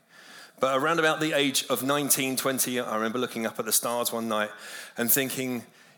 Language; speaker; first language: English; native; English